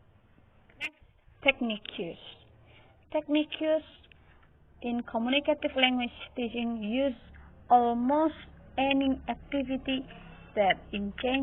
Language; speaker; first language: English; non-native, learner; Indonesian